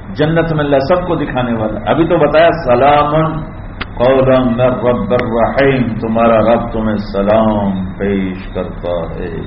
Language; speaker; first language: Urdu; native; Urdu